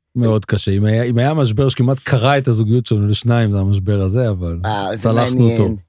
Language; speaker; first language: Hebrew; native; Hebrew